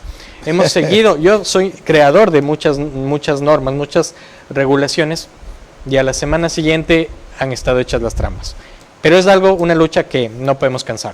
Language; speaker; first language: Spanish; native; Spanish